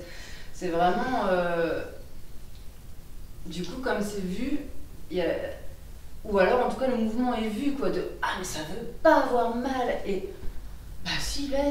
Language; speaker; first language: French; native; French